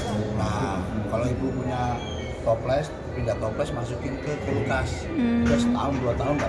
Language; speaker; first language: Indonesian; native; Indonesian